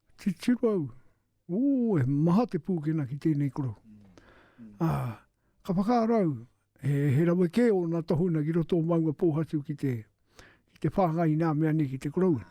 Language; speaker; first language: Māori; native; Māori